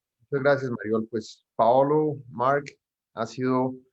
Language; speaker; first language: Spanish; native; Spanish